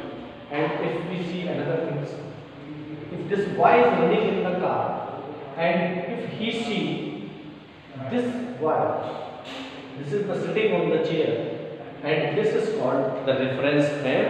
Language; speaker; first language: English; non-native, local second language; Hindi